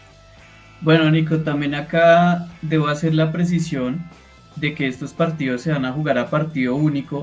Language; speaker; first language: Spanish; native; Spanish